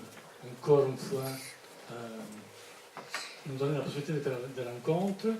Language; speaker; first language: French; non-native, fluent; Italian